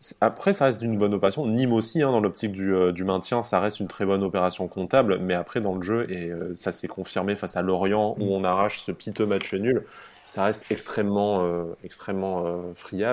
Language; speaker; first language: French; native; French